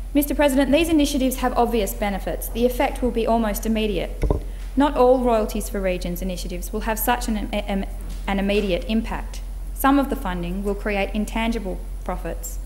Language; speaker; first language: English; native; English